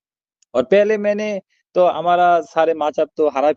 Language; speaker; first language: Hindi; non-native, learner; Bangla